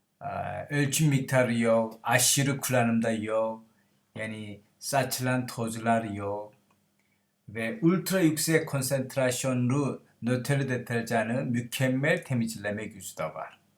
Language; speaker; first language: Turkish; non-native, learner; Korean